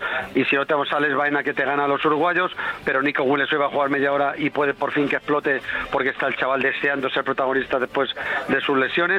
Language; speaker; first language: Spanish; native; Spanish